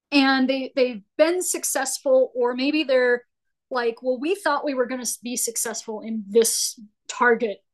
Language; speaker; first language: English; native; English